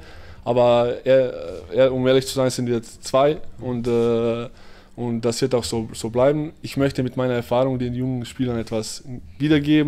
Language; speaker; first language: German; early bilingual, other home language; Bosnian